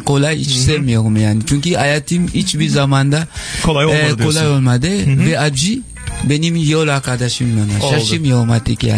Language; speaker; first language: Turkish; non-native, learner; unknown